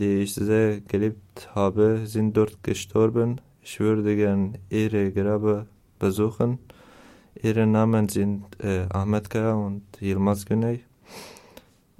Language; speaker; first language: German; non-native, learner; Turkish